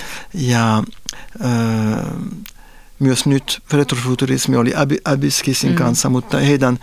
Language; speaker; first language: Finnish; non-native, fluent; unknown